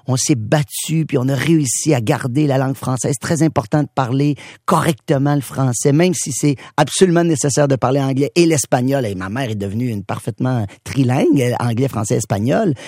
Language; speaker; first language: French; native; French